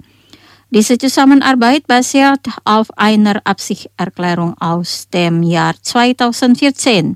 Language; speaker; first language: German; non-native, fluent; Indonesian